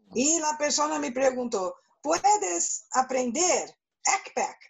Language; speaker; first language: Spanish; non-native, learner; Portuguese